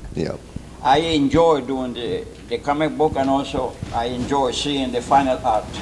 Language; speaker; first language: English; non-native, fluent; Spanish